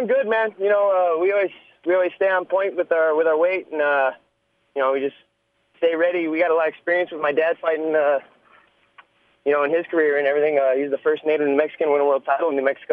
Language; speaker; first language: English; native; English